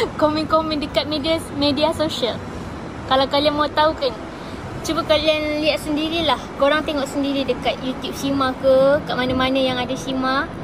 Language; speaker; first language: Malay; native; Malay